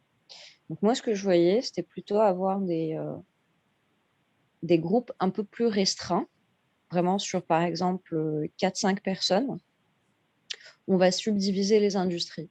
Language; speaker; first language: French; non-native, local second language; Arabic